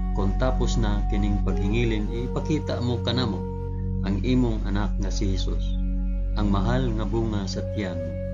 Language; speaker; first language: Cebuano; non-native, local second language; Hiligaynon